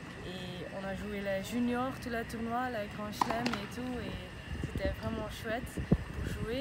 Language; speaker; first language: French; non-native, learner; Dutch